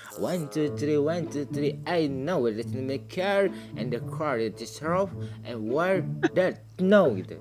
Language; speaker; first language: English; non-native, learner; Indonesian